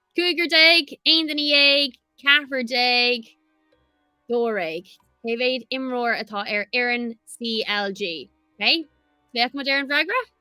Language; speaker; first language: Irish; native; Irish